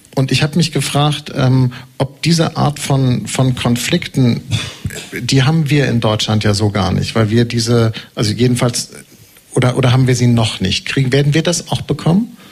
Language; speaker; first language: German; native; German